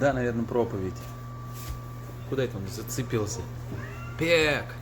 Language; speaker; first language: Russian; native; Russian